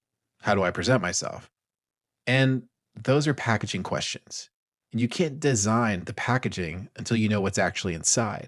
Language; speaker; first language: English; native; English